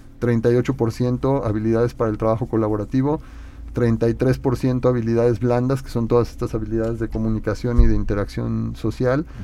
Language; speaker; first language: Spanish; native; Spanish